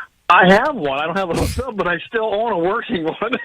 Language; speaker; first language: English; native; English